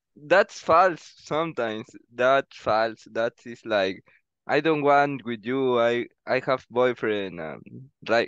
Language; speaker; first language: English; non-native, learner; Spanish